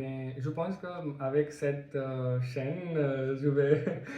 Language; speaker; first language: French; non-native, learner; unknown